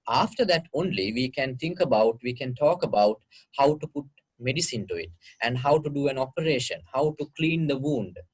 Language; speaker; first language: English; non-native, local second language; Sinhala